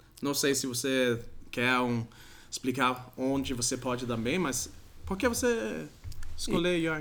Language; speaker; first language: Portuguese; non-native, learner; Danish